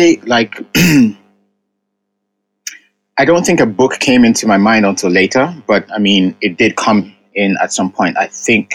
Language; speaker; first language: English; non-native, local second language; Ga